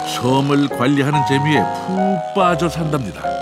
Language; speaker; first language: Korean; native; Korean